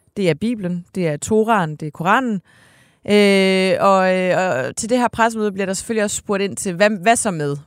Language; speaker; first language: Danish; native; Danish